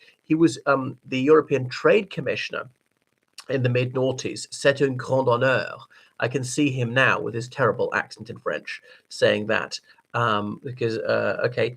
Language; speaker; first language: English; native; English